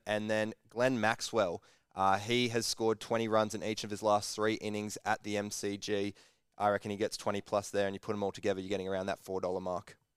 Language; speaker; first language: English; native; English